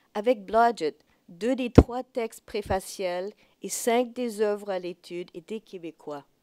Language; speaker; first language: French; non-native, fluent; English